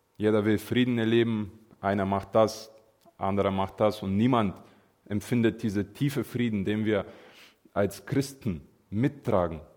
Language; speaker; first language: German; non-native, fluent; Bulgarian